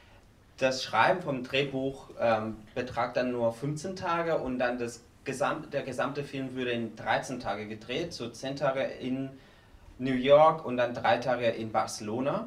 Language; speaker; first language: German; non-native, learner; Spanish